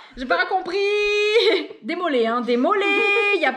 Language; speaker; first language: French; native; French